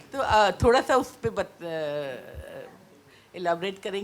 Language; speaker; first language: Hindi; native; Hindi